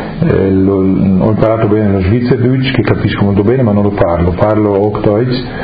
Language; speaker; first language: Italian; non-native, local second language; Friulian